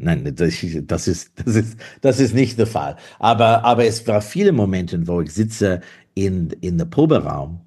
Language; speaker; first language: German; non-native, fluent; English